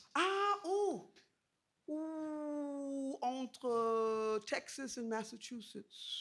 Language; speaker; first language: French; non-native, fluent; English